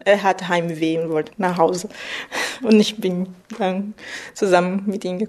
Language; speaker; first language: German; non-native, fluent; Portuguese